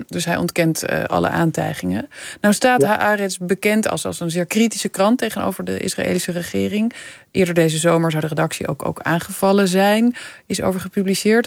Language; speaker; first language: Dutch; native; Dutch